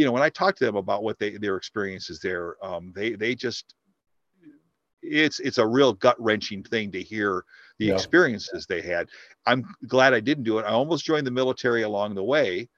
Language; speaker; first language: English; native; English